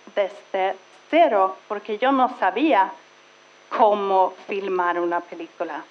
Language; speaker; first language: Spanish; non-native, fluent; Swedish